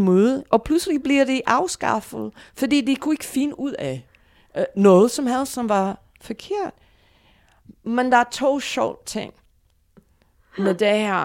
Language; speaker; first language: Danish; non-native, fluent; English